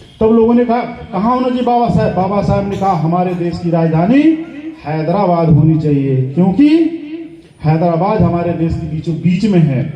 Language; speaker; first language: Hindi; native; Hindi